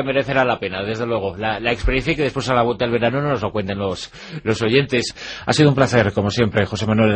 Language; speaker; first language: Spanish; native; Spanish